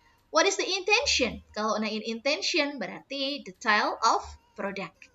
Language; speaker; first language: English; non-native, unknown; Indonesian